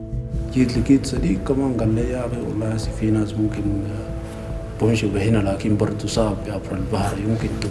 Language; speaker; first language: Arabic; native; Arabic